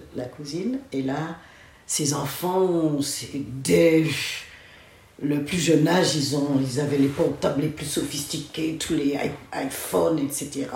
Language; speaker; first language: French; non-native, local second language; Guadeloupean Creole French